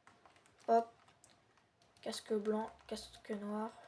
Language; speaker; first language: French; native; French